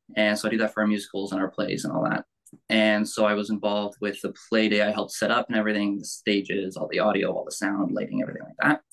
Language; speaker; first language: English; native; English